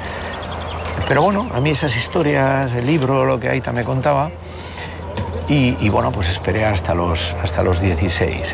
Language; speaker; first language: Spanish; native; Spanish